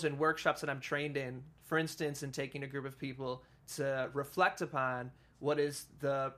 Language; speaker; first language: English; native; English